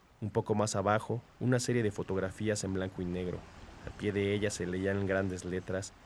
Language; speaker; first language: Spanish; native; Spanish